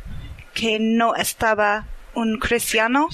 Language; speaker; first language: Spanish; non-native, learner; English